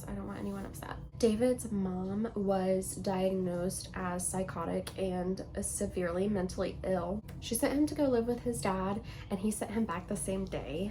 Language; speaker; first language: English; native; English